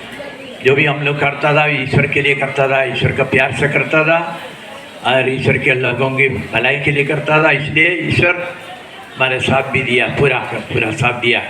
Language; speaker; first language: Hindi; non-native, local second language; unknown